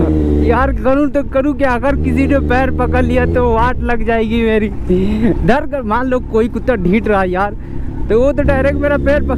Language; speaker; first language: Hindi; native; Hindi